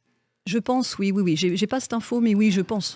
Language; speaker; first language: French; native; French